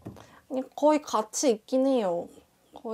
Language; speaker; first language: Korean; native; Korean